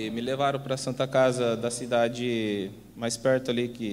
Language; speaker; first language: Portuguese; native; Portuguese